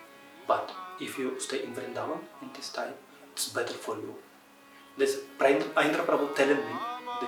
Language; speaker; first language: English; non-native, learner; Russian